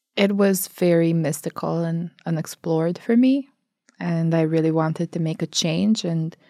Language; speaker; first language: English; non-native, fluent; Albanian